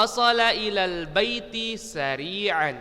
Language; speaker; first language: Arabic; non-native, fluent; Indonesian